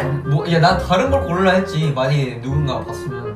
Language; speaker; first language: Korean; native; Korean